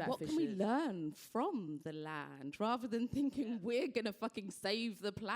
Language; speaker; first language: English; native; English